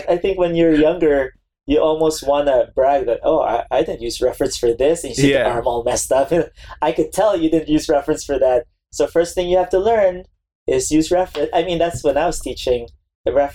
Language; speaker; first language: English; non-native, local second language; Filipino